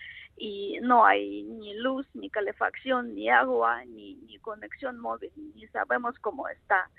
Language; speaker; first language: Spanish; non-native, fluent; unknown